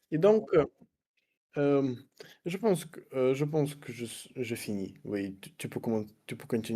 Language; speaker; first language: French; non-native, learner; Russian